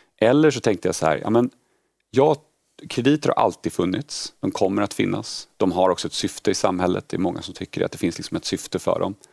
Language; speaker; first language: Swedish; early bilingual, other home language; Polish